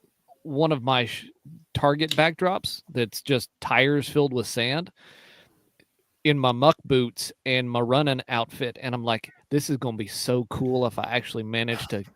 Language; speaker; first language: English; native; English